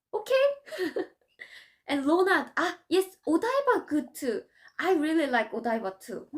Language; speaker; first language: English; non-native, fluent; Korean